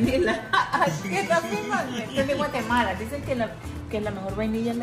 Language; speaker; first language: Spanish; native; Spanish